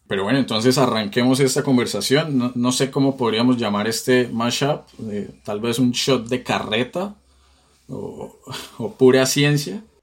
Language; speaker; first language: Spanish; native; Spanish